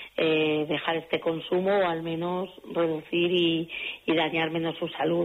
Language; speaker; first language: Spanish; native; Spanish